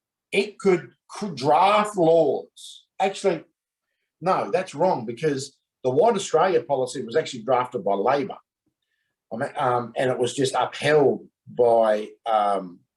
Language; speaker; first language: English; native; English